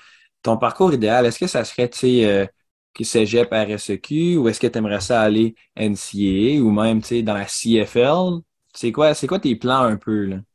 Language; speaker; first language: French; native; French